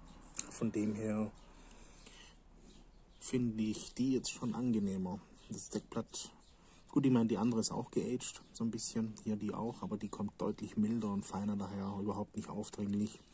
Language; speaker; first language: German; native; German